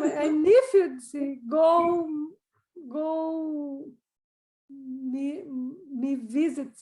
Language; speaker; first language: English; non-native, learner; Portuguese